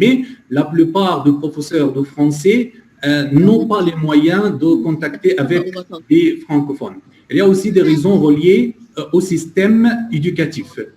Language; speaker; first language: French; non-native, fluent; Arabic